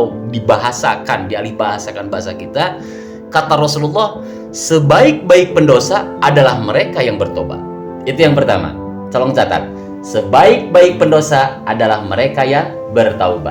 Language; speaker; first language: Indonesian; native; Indonesian